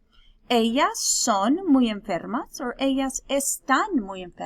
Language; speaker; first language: Spanish; non-native, fluent; English